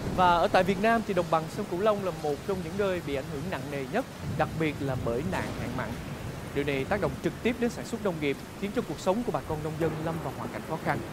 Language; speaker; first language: Vietnamese; native; Vietnamese